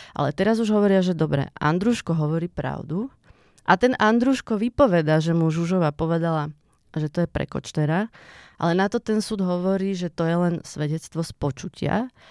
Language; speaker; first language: Slovak; native; Slovak